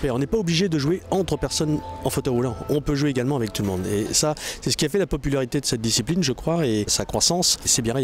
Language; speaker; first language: French; native; French